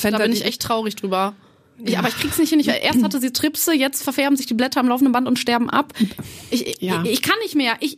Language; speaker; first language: German; native; German